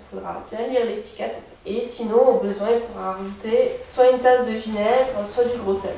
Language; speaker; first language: French; native; French